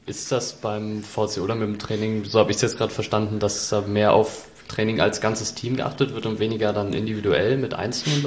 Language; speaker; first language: German; native; German